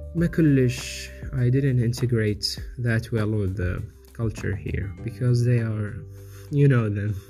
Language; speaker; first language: English; non-native, fluent; Arabic